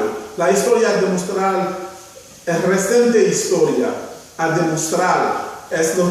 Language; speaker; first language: Spanish; non-native, fluent; Haitian Creole